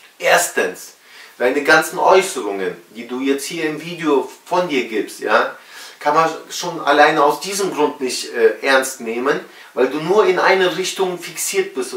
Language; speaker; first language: German; early bilingual, other home language; Russian